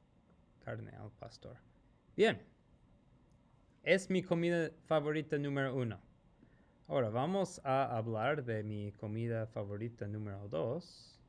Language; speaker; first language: Spanish; non-native, fluent; English